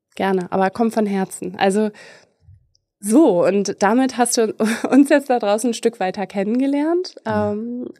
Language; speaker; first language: German; native; German